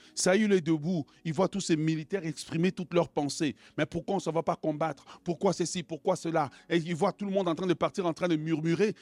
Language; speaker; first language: French; non-native, local second language; Lingala